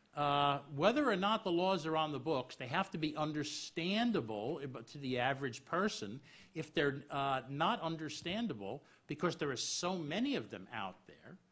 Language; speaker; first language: English; native; English